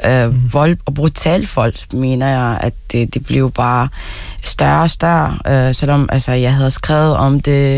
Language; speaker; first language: Danish; non-native, fluent; Arabic